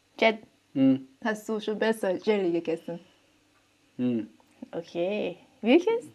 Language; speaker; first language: German; non-native, learner; Thai